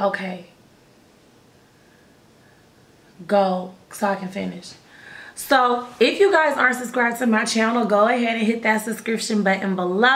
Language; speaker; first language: English; native; English